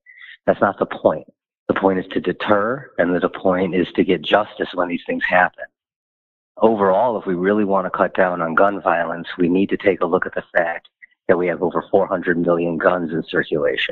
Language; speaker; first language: English; native; English